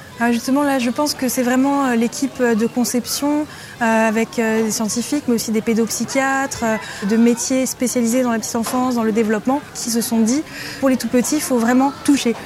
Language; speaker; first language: French; native; French